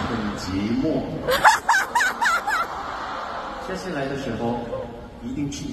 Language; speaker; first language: Chinese; non-native, learner; Korean